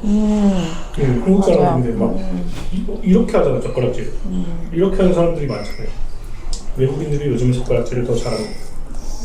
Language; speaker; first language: Korean; native; Korean